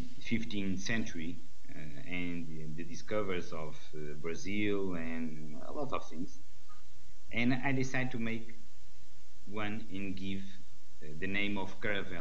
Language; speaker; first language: English; non-native, learner; Portuguese